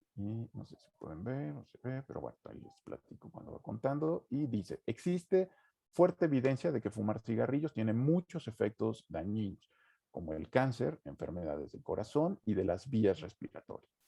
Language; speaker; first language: Spanish; native; Spanish